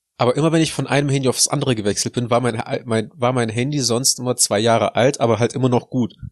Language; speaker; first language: German; early bilingual, other home language; Russian